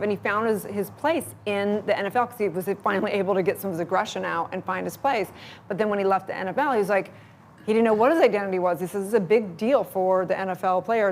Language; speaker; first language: English; native; English